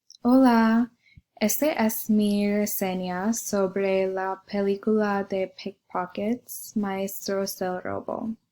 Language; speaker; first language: Spanish; non-native, learner; English